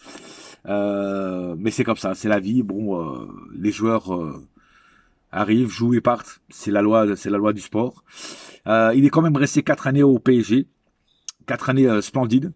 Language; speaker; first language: French; native; French